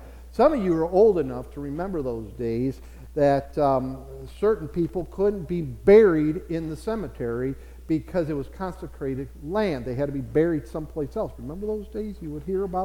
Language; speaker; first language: English; native; English